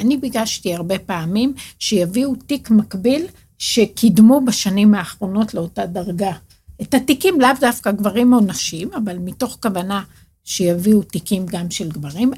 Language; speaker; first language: Hebrew; native; Hebrew